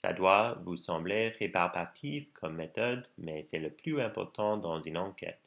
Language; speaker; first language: French; non-native, learner; English